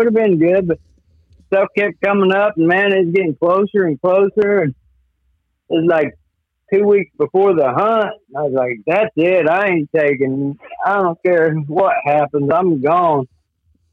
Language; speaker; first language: English; native; English